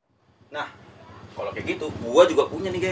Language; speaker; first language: Indonesian; native; Indonesian